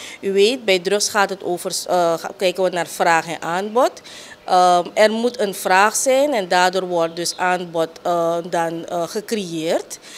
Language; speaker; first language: Dutch; native; Dutch